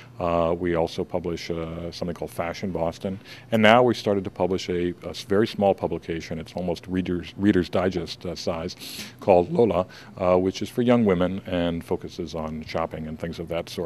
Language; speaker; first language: English; native; English